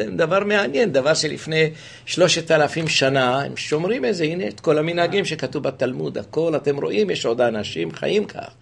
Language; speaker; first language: Hebrew; native; Hebrew